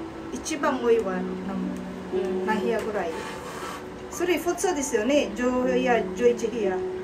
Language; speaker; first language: Japanese; non-native, fluent; Filipino